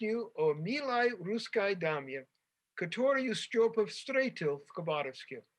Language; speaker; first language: Russian; non-native, fluent; English